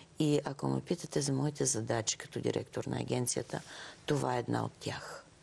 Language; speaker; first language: Bulgarian; native; Bulgarian